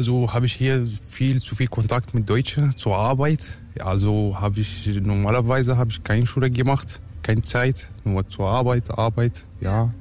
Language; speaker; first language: German; non-native, learner; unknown